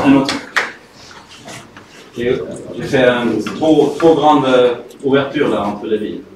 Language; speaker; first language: French; non-native, fluent; Swedish